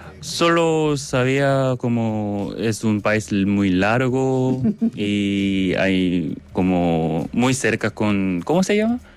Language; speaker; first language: Spanish; non-native, learner; Korean